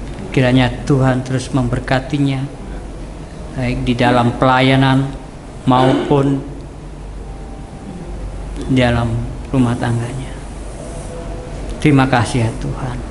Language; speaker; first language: Indonesian; native; Indonesian